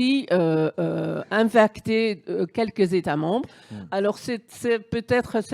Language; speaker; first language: French; non-native, fluent; Dutch